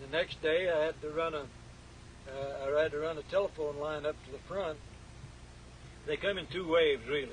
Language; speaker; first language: English; native; English